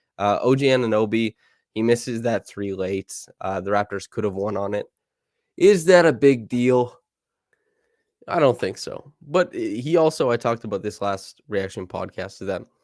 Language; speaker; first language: English; native; English